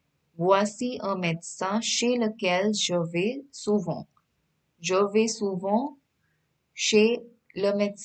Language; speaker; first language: French; non-native, fluent; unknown